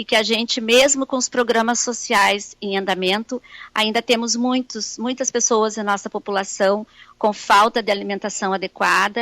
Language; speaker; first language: Portuguese; native; Portuguese